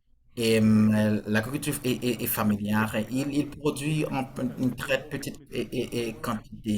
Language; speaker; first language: French; non-native, fluent; Portuguese